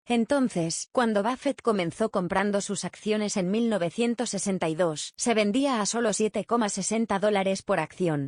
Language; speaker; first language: Spanish; native; Spanish